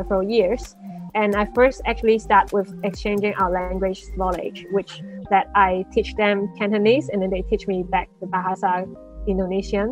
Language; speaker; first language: English; non-native, local second language; Cantonese